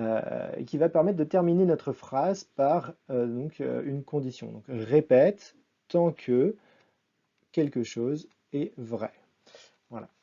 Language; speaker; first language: French; native; French